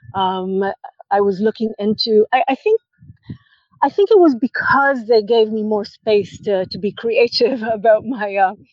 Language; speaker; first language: English; non-native, fluent; Hebrew